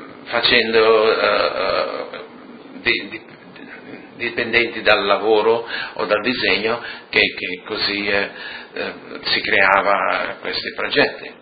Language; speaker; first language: Italian; non-native, local second language; Friulian